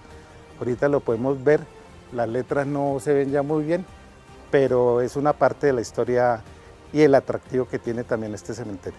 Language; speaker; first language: Spanish; native; Spanish